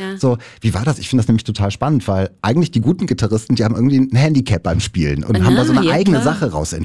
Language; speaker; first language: German; native; German